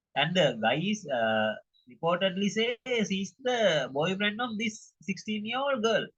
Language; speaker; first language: English; non-native, local second language; Sinhala